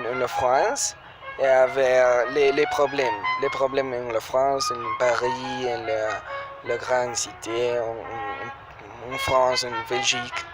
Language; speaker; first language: French; non-native, learner; Spanish